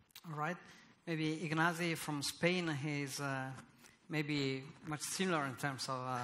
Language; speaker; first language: English; non-native, fluent; Italian